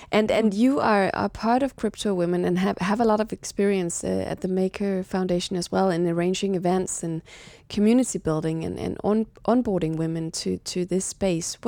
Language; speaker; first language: English; non-native, fluent; Danish